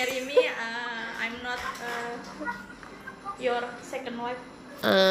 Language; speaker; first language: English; non-native, learner; Indonesian